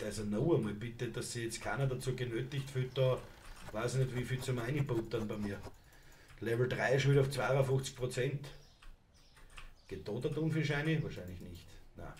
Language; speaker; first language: German; native; German